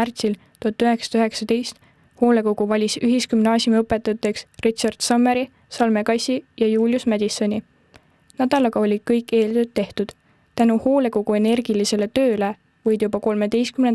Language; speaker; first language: Estonian; native; Estonian